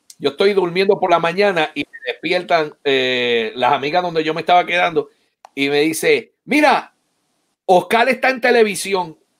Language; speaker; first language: Spanish; native; Spanish